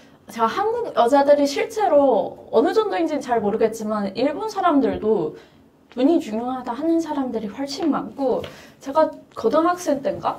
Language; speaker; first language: Korean; non-native, fluent; Japanese